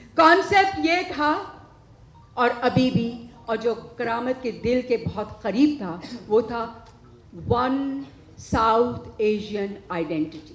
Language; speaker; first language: Urdu; non-native, local second language; English